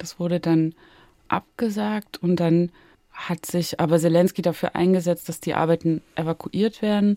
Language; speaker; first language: German; native; German